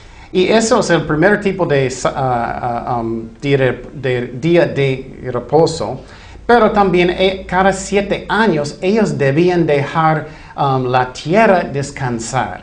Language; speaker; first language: Spanish; non-native, fluent; English